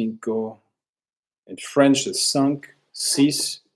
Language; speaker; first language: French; non-native, learner; English